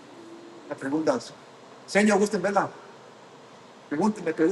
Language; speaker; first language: Spanish; early bilingual, heritage; Spanish